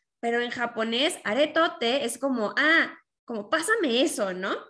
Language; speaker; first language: Spanish; native; Spanish